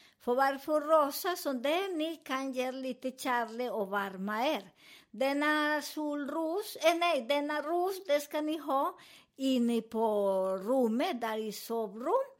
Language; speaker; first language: Swedish; non-native, learner; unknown